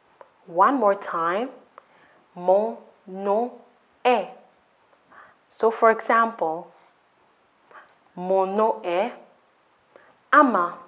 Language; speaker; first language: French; non-native, fluent; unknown